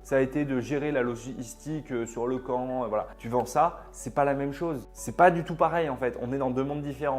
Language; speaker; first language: French; native; French